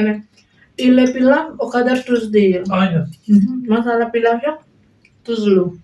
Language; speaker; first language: Turkish; non-native, learner; Indonesian